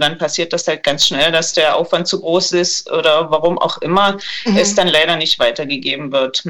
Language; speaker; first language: German; native; German